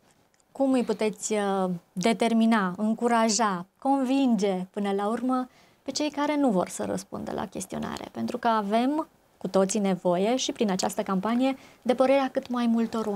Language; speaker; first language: Romanian; native; Romanian